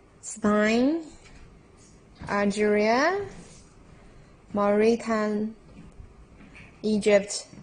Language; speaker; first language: English; non-native, learner; Chinese